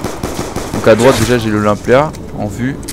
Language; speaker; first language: French; native; French